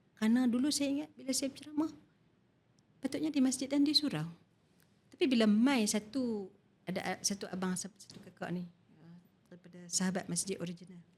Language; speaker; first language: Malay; native; Malay